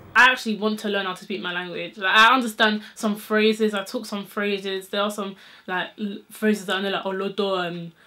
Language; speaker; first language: English; native; English